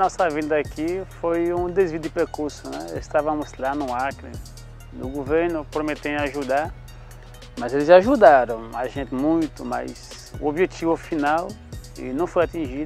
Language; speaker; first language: Portuguese; non-native, fluent; Haitian Creole